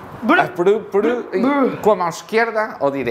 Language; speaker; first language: Portuguese; native; Portuguese